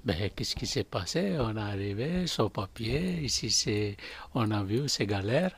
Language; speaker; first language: French; non-native, learner; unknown